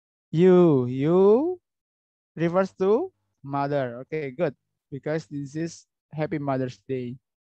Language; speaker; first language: English; non-native, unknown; Indonesian